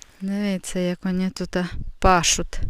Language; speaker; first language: Ukrainian; native; Ukrainian